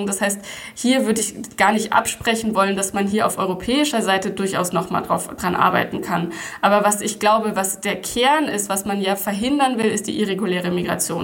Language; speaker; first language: German; native; German